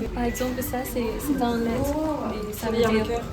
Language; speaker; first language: French; non-native, fluent; Japanese